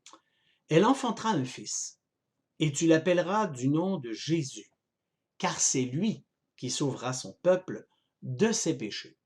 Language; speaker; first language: French; native; French